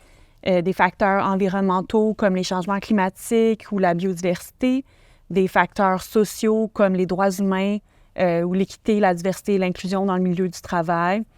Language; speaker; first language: French; native; French